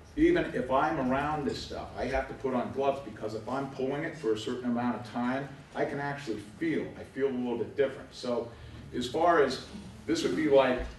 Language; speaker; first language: English; native; English